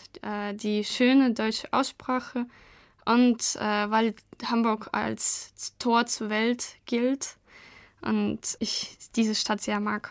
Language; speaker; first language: German; non-native, fluent; Russian